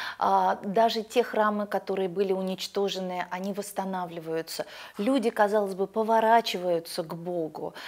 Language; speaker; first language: Russian; native; Russian